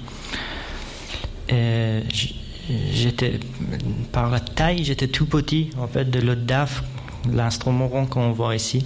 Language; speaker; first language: French; non-native, fluent; Persian